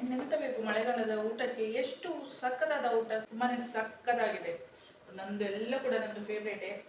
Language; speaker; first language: Kannada; non-native, local second language; Konkani